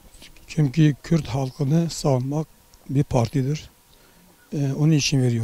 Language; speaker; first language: Turkish; non-native, local second language; Kurdish